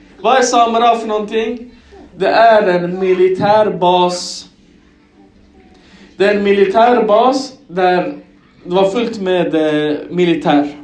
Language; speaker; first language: Swedish; early bilingual, other home language; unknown